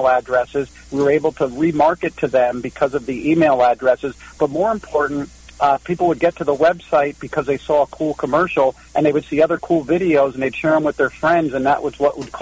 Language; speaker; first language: English; native; English